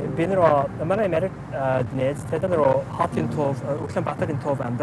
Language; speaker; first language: Mongolian; non-native, learner; English